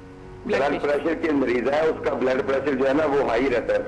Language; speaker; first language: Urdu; non-native, local second language; Punjabi